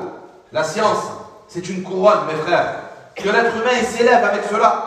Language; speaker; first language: French; non-native, fluent; Arabic